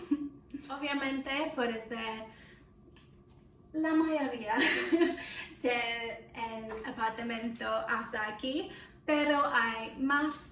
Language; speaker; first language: Spanish; non-native, learner; English